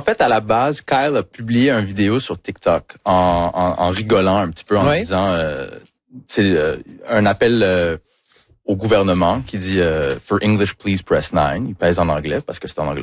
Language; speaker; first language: French; early bilingual, other home language; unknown